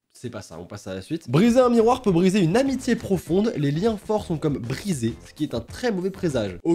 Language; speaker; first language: French; native; French